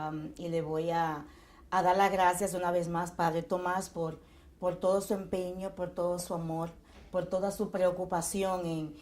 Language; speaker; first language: Spanish; native; Spanish